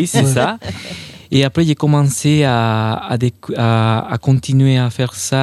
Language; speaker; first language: French; non-native, fluent; Spanish